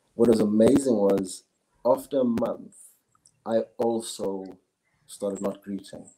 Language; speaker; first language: English; non-native, local second language; Zulu